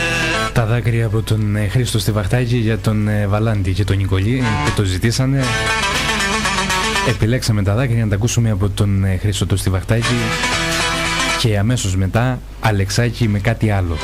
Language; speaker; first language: Greek; native; Greek